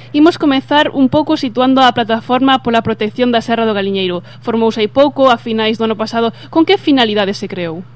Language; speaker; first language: Galician; native; Galician